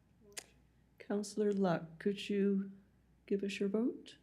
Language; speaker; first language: English; native; English